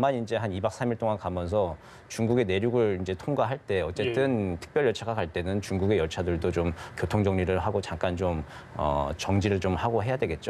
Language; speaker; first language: Korean; native; Korean